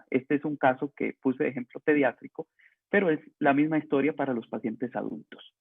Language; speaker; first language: Spanish; native; Spanish